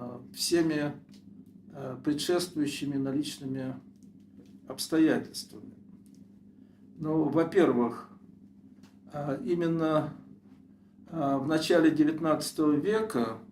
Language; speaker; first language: Russian; native; Russian